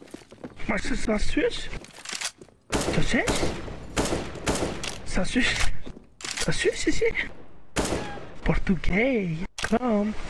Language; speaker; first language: English; non-native, learner; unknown